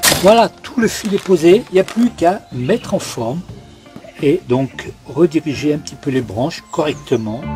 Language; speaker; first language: French; native; French